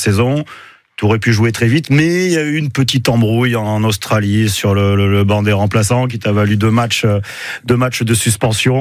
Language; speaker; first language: French; native; French